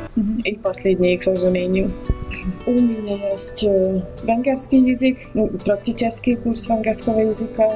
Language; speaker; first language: Russian; non-native, fluent; Hungarian